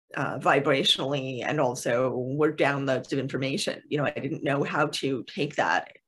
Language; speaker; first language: English; native; English